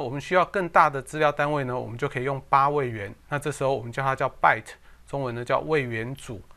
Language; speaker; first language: Chinese; native; Chinese